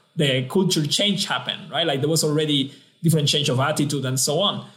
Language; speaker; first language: English; non-native, fluent; Spanish